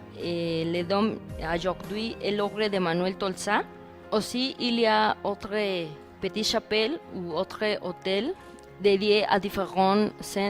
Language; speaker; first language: French; non-native, learner; Spanish